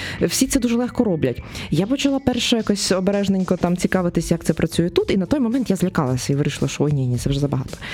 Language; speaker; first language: Ukrainian; native; Ukrainian